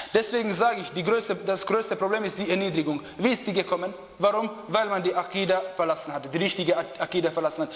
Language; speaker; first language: German; non-native, fluent; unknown